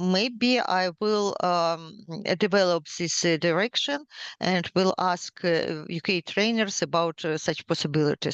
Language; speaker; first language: English; non-native, learner; Ukrainian